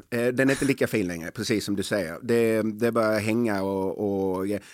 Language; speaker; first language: Swedish; native; Swedish